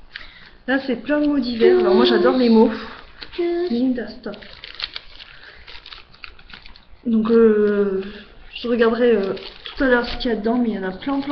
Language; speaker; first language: French; native; French